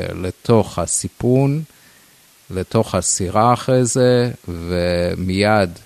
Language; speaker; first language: Hebrew; native; Hebrew